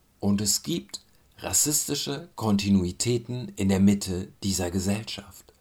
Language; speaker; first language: German; early bilingual, other home language; Turkish